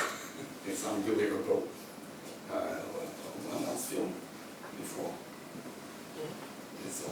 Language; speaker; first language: English; non-native, learner; Ukrainian